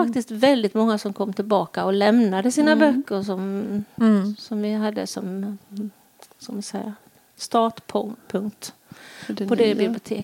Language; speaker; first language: Swedish; native; Swedish